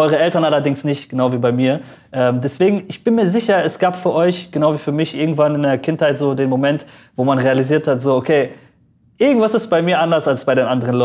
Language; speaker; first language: German; early bilingual, other home language; Persian